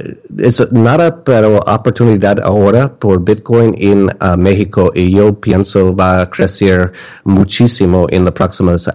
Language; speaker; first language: Spanish; non-native, learner; English